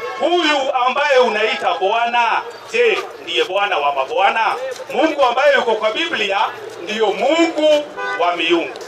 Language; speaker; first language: Swahili; non-native, local second language; Kikuyu